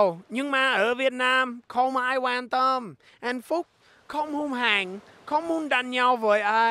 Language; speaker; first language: Vietnamese; non-native, learner; English